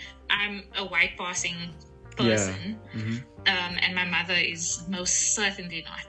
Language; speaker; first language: English; native; English